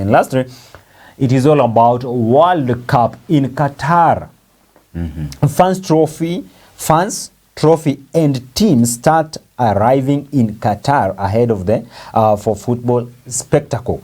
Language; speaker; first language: English; non-native, local second language; Swahili